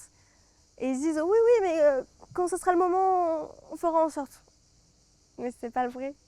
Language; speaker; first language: French; native; French